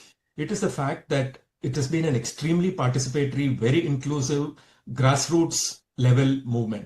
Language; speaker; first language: English; non-native, local second language; Tamil